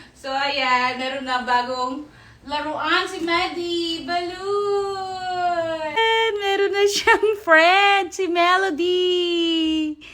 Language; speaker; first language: Filipino; non-native, local second language; Pampanga